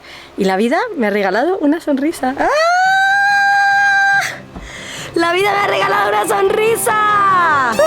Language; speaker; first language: Spanish; native; Spanish